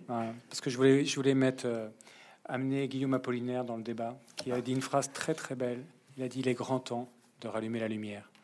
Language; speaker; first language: French; native; French